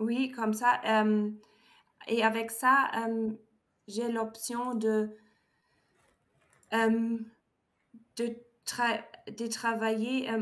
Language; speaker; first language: French; non-native, learner; German